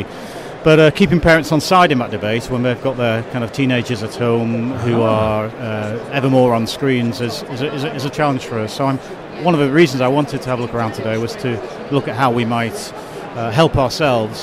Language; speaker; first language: English; native; English